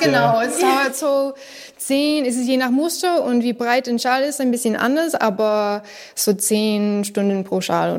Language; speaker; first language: German; non-native, learner; English